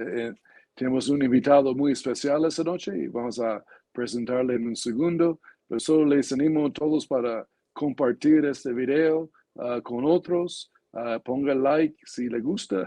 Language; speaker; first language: Spanish; non-native, fluent; English